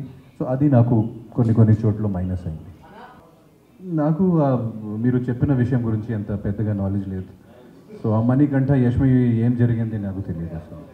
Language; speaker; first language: Telugu; non-native, fluent; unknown